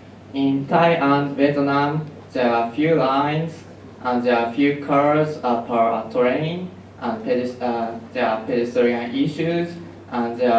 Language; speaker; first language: English; non-native, learner; Japanese